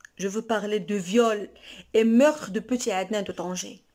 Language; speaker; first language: French; non-native, local second language; Arabic